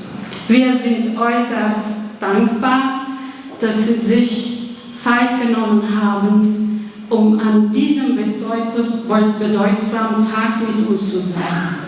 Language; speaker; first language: German; non-native, fluent; Kurdish